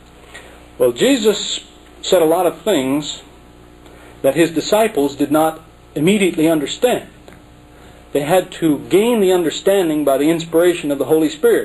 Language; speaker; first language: English; native; English